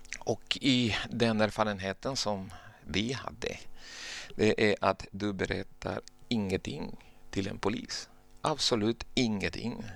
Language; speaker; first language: Swedish; non-native, fluent; Spanish